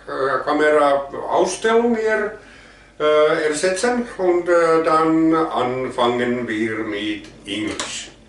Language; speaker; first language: German; non-native, learner; Finnish